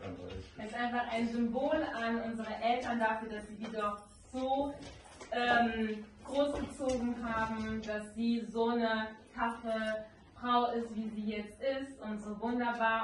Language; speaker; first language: German; early bilingual, other home language; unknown